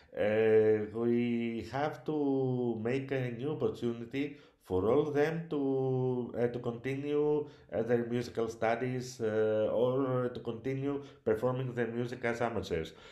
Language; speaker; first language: English; non-native, learner; Greek